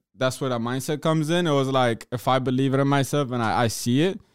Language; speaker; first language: English; early bilingual, other home language; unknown